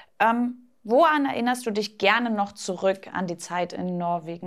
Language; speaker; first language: German; native; German